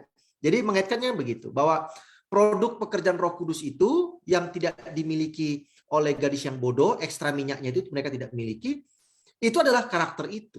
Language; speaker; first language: Indonesian; native; Indonesian